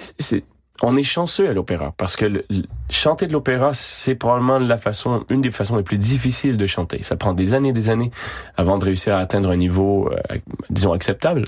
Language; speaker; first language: French; native; French